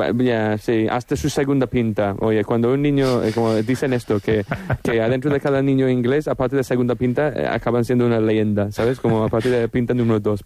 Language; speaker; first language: Spanish; non-native, fluent; English